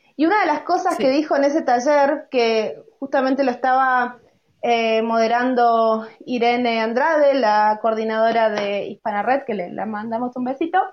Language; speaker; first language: Spanish; native; Spanish